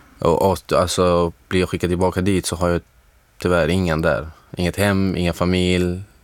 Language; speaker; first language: Swedish; non-native, fluent; Arabic